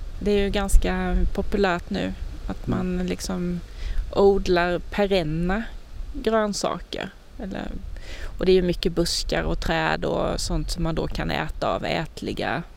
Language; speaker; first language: Swedish; native; Swedish